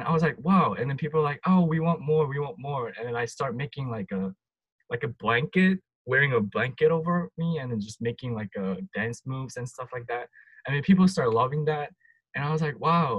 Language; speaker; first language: English; non-native, fluent; Turkish